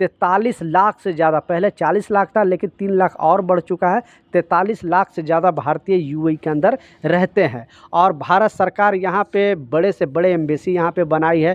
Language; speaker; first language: Hindi; native; Hindi